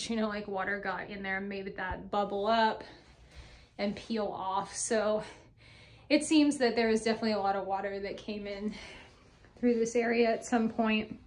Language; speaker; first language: English; native; English